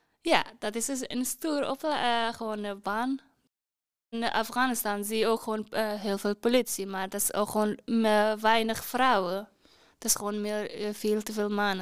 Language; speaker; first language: Dutch; non-native, learner; Persian